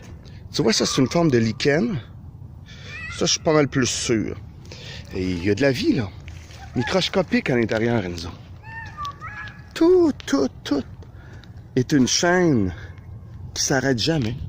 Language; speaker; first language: French; native; French